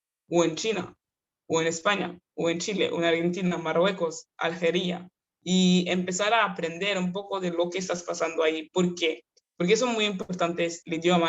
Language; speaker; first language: Spanish; non-native, fluent; Kinyarwanda